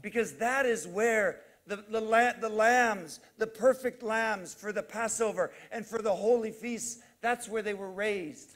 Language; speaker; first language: English; native; English